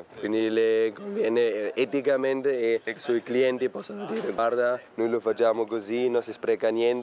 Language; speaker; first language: Italian; non-native, fluent; German